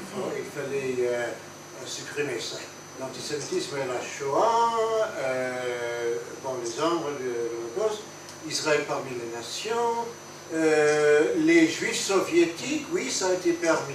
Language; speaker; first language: French; non-native, fluent; English